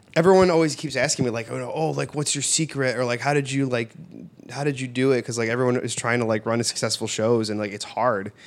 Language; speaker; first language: English; native; English